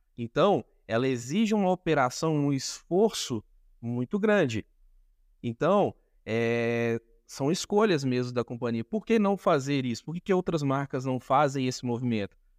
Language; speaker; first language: Portuguese; native; Portuguese